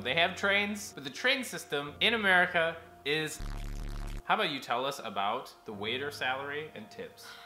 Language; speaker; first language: English; native; English